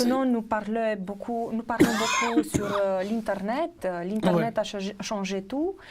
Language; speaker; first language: French; non-native, fluent; Romanian